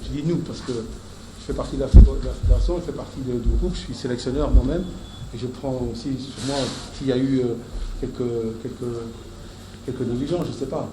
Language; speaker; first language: French; native; French